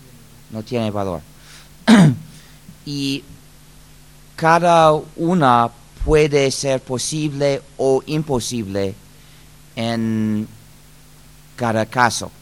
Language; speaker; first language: Spanish; non-native, fluent; English